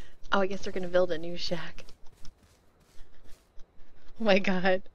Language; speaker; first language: English; native; English